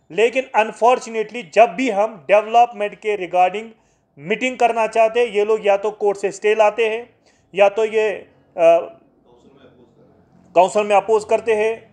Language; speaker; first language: Hindi; non-native, local second language; Kashmiri